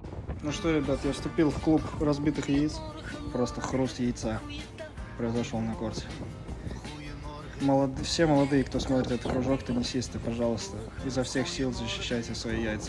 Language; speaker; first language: Russian; native; Russian